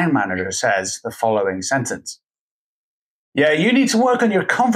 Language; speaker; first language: English; native; English